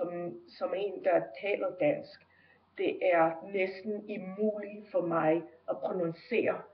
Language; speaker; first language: Danish; early bilingual, heritage; Danish